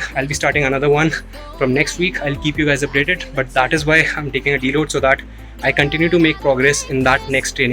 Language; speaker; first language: English; non-native, local second language; Hindi